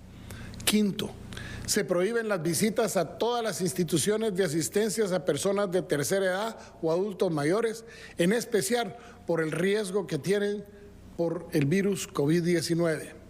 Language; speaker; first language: Spanish; native; Spanish